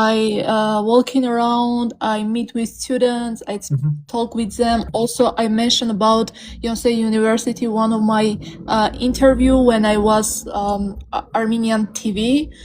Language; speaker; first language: English; non-native, learner; Armenian